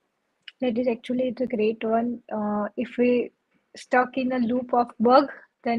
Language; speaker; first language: English; non-native, local second language; Gujarati